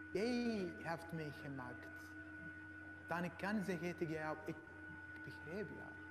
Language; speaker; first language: Dutch; non-native, fluent; Arabic